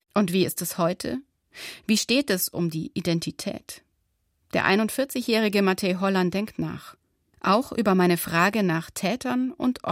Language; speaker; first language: German; native; German